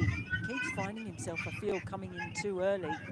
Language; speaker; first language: English; native; English